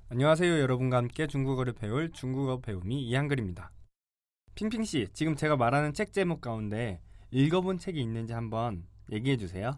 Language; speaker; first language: Korean; native; Korean